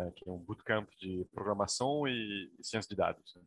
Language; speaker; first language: Portuguese; non-native, fluent; French